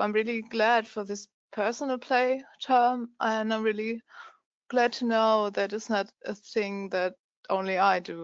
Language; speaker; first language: English; non-native, fluent; German